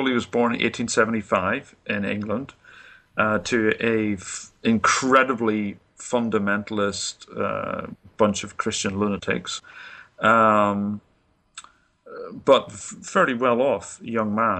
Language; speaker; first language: English; native; English